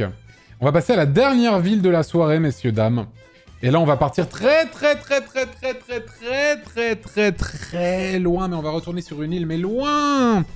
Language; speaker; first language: French; native; French